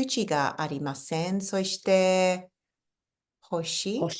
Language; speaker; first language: Japanese; non-native, fluent; English